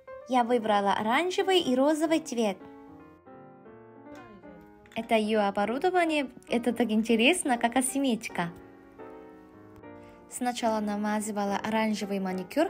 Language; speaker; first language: Russian; non-native, fluent; Korean